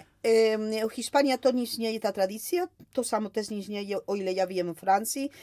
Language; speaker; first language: Polish; non-native, fluent; Spanish